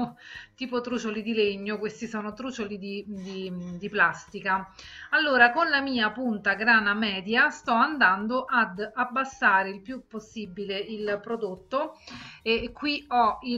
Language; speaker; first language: Italian; native; Italian